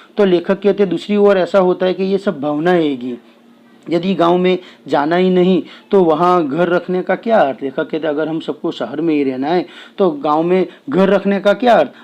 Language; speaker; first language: Hindi; non-native, local second language; Gujarati